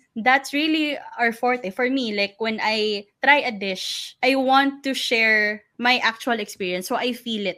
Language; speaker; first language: English; non-native, local second language; Filipino